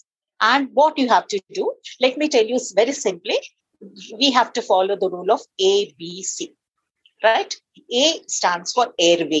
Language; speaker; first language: English; non-native, local second language; Telugu